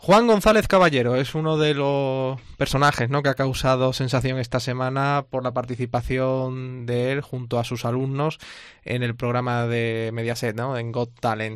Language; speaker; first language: Spanish; native; Spanish